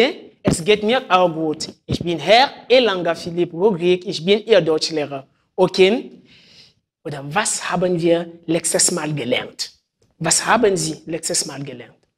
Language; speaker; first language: German; non-native, fluent; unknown